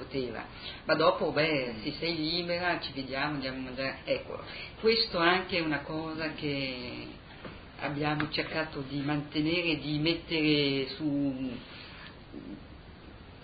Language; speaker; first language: Italian; early bilingual, heritage; Italian